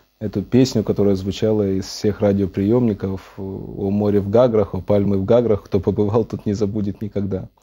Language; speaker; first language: Russian; native; Russian